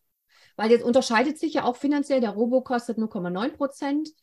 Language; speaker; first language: German; native; German